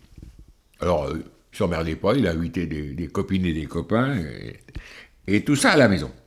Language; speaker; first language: French; native; French